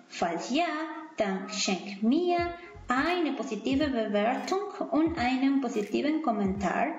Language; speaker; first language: German; non-native, fluent; Spanish